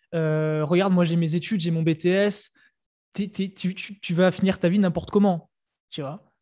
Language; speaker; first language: French; native; French